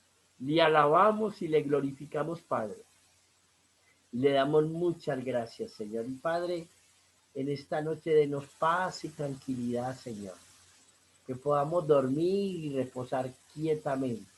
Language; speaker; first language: Spanish; native; Spanish